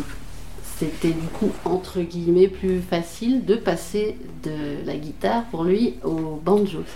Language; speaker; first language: French; native; French